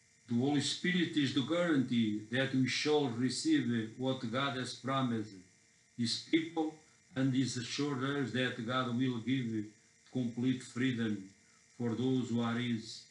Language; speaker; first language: English; non-native, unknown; Portuguese